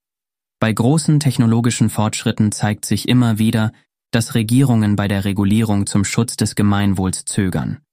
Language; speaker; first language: German; native; German